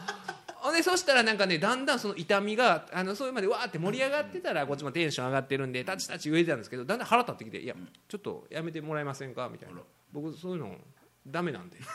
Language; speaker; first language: Japanese; native; Japanese